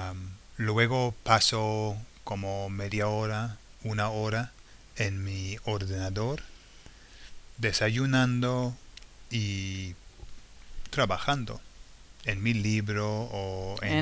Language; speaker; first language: Spanish; non-native, fluent; English